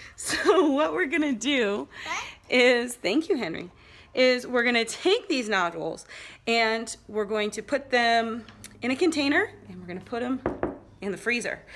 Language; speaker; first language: English; native; English